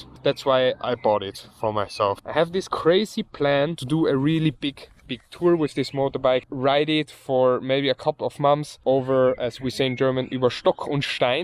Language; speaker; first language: English; non-native, fluent; German